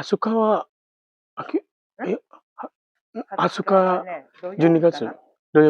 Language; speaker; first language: Japanese; non-native, fluent; Indonesian